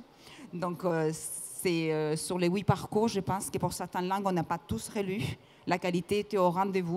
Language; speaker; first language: French; non-native, fluent; Italian